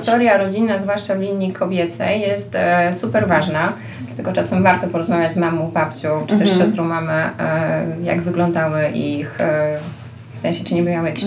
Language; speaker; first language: Polish; native; Polish